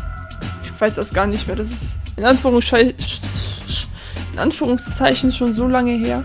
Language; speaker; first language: German; native; German